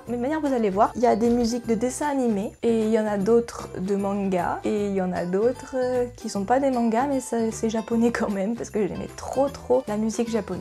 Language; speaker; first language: French; native; French